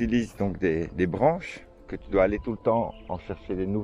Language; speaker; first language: French; native; French